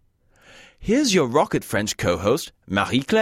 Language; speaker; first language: English; native; English